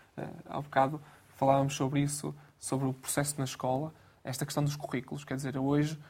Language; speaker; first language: Portuguese; native; Portuguese